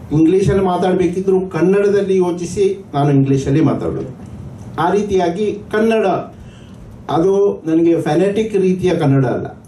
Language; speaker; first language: Kannada; non-native, local second language; Marathi